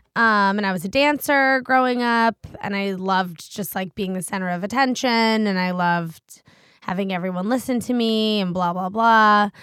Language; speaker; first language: English; native; English